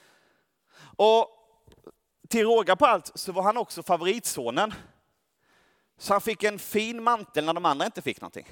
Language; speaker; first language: Swedish; native; Swedish